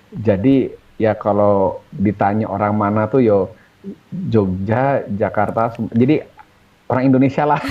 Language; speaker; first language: Indonesian; native; Indonesian